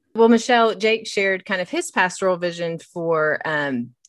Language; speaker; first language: English; native; English